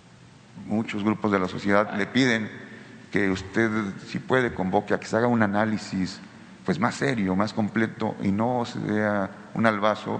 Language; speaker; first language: Spanish; native; Spanish